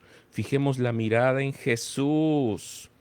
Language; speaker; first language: Spanish; native; Spanish